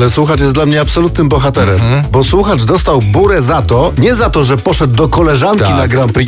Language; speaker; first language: Polish; native; Polish